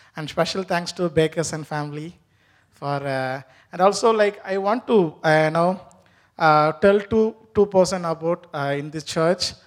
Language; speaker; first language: English; non-native, local second language; Tamil